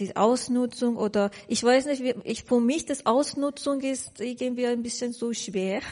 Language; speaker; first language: German; non-native, learner; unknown